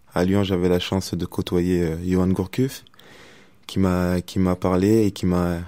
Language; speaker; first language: French; native; French